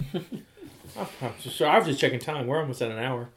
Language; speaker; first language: English; native; English